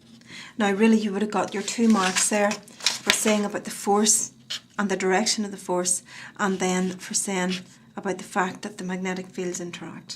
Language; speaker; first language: English; native; English